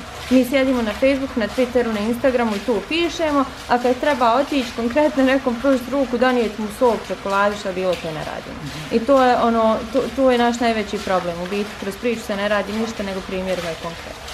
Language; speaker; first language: Bosnian; native; Bosnian